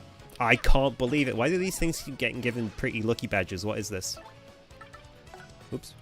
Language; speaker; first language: English; native; English